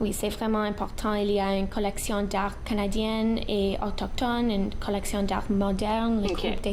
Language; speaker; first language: French; non-native, local second language; English